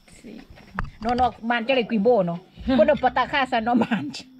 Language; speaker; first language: Italian; non-native, learner; Thai